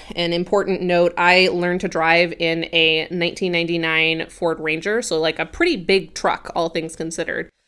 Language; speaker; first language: English; native; English